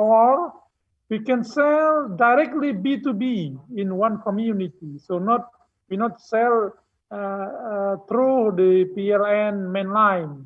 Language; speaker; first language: English; non-native, learner; Indonesian